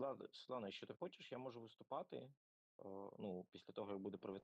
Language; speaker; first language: Ukrainian; native; Ukrainian